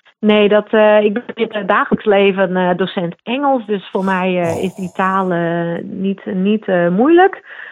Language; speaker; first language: Dutch; non-native, local second language; Western Frisian